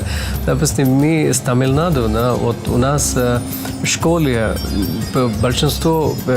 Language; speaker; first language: Russian; non-native, fluent; Tamil